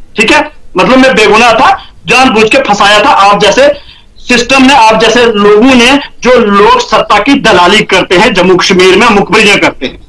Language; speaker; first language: Hindi; non-native, local second language; Kashmiri